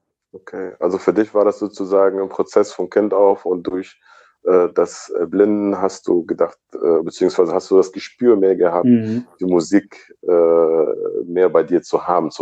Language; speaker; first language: German; native; German